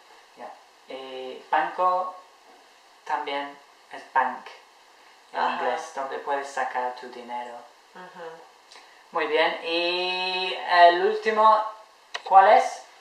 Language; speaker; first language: Spanish; non-native, fluent; English